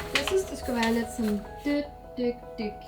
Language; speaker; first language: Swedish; non-native, learner; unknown